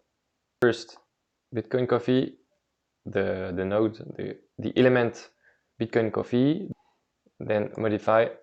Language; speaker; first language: English; non-native, fluent; French